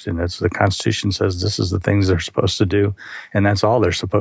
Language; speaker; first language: English; native; English